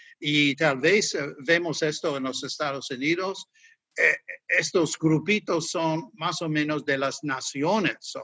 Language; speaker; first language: Spanish; non-native, fluent; English